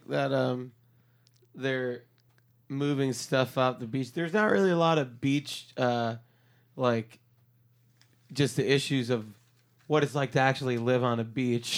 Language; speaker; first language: English; native; English